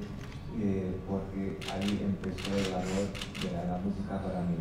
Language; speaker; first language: Spanish; non-native, fluent; Armenian